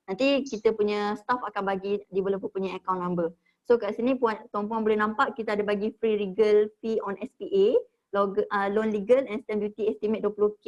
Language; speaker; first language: Malay; native; Malay